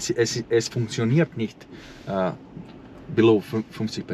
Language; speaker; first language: German; non-native, learner; Croatian